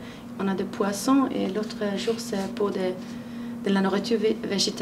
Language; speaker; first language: French; non-native, fluent; Swedish